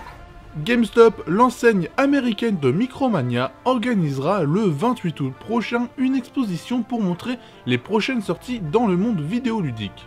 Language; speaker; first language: French; native; French